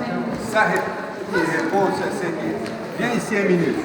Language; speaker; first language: French; non-native, fluent; Portuguese